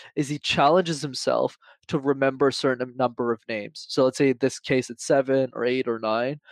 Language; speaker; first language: English; native; English